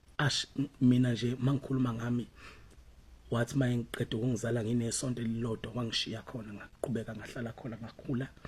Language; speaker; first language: Zulu; native; Zulu